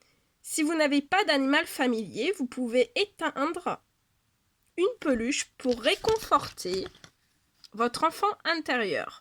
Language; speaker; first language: French; native; French